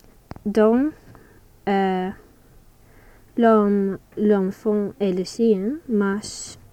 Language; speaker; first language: French; non-native, learner; English